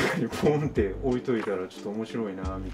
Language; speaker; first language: Japanese; native; Japanese